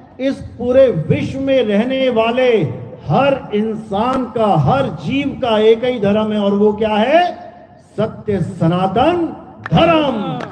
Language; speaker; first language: Hindi; native; Hindi